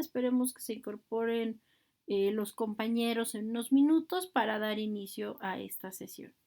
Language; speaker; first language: Spanish; native; Spanish